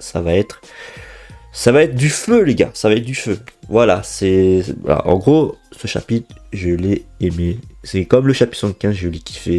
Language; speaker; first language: French; native; French